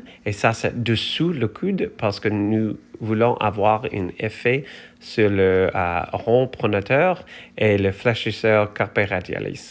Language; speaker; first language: French; non-native, fluent; English